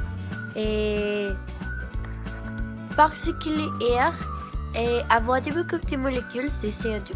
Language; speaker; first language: French; non-native, learner; Spanish